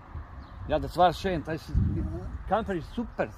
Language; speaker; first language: German; non-native, learner; Bosnian